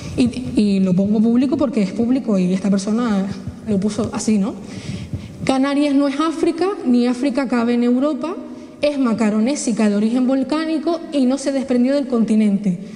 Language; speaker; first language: Spanish; native; Spanish